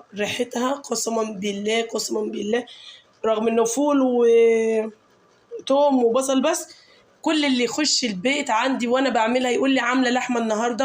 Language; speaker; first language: Arabic; native; Arabic